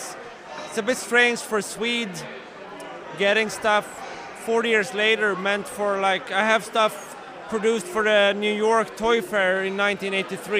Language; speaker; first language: English; non-native, fluent; Swedish